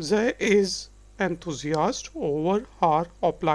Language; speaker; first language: Dutch; non-native, fluent; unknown